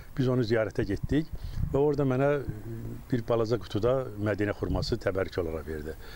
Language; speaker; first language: Azerbaijani; native; Azerbaijani